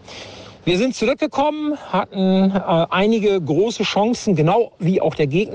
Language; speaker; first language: German; native; German